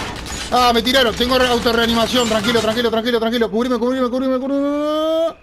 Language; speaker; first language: Spanish; native; Spanish